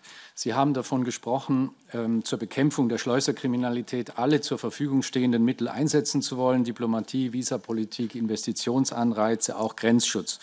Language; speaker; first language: German; native; German